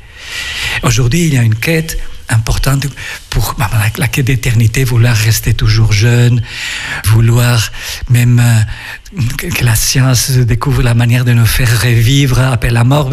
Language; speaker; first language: French; non-native, fluent; Spanish